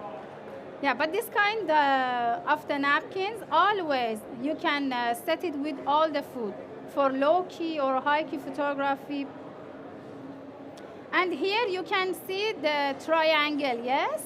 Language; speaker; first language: English; non-native, fluent; Persian